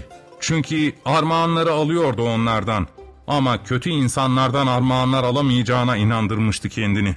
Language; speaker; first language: Turkish; native; Turkish